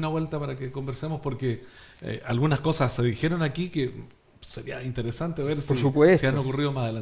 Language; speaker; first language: Spanish; native; Spanish